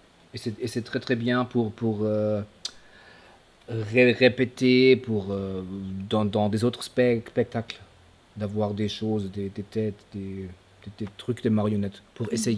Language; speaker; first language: French; non-native, fluent; German